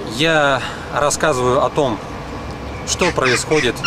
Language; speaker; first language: Russian; native; Russian